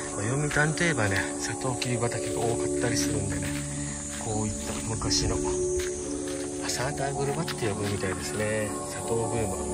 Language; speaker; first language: Japanese; native; Japanese